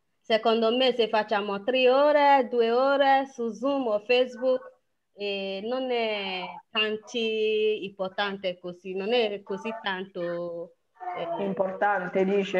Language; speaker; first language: Italian; non-native, fluent; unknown